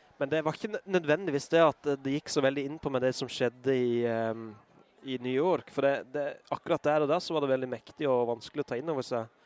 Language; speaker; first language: Norwegian; native; Norwegian